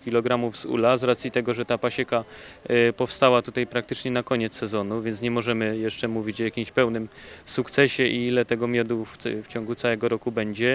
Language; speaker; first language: Polish; native; Polish